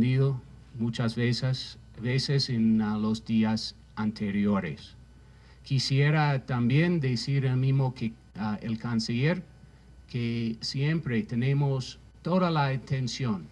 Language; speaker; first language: Spanish; non-native, fluent; English